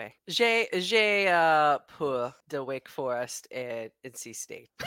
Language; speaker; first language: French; non-native, learner; English